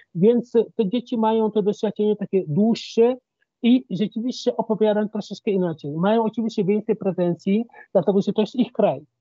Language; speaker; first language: Polish; non-native, fluent; Wolof